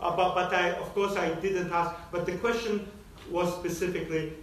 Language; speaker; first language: English; non-native, fluent; Azerbaijani